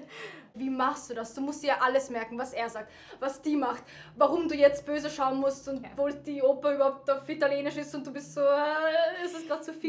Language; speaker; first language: German; native; German